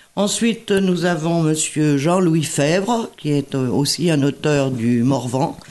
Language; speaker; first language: French; native; French